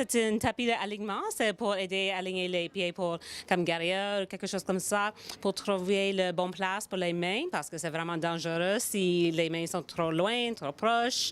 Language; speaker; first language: French; non-native, fluent; English